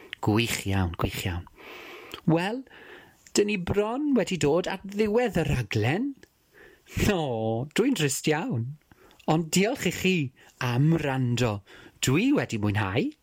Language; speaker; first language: Welsh; non-native, fluent; English